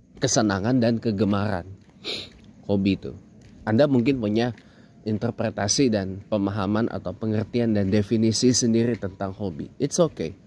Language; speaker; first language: Indonesian; native; Indonesian